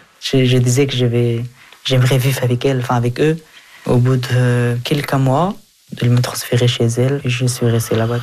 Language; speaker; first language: French; early bilingual, other home language; Persian